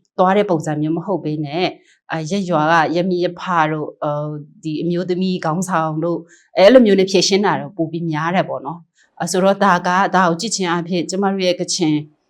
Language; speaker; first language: Burmese; non-native, local second language; Kachin